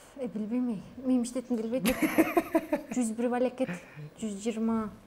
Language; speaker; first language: Kyrgyz; native; Kyrgyz